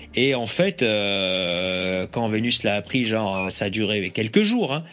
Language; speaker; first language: French; native; French